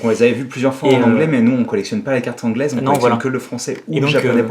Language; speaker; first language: French; native; French